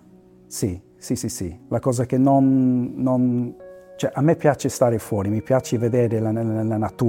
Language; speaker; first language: Italian; non-native, fluent; English